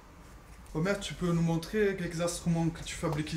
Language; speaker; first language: French; native; French